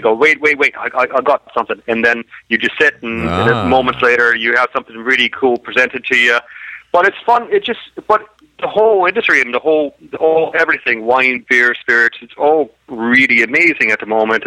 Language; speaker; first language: English; native; English